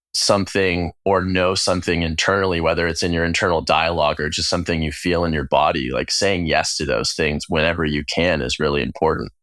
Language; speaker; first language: English; native; English